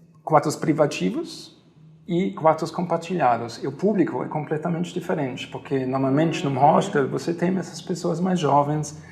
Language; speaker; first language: Portuguese; non-native, fluent; German